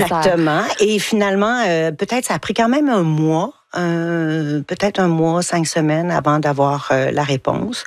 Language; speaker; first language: French; native; French